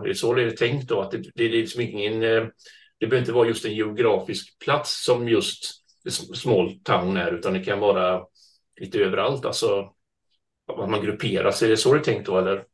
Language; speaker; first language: Swedish; native; Swedish